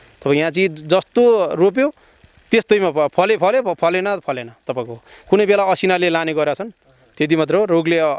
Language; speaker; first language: Nepali; non-native, local second language; Sherpa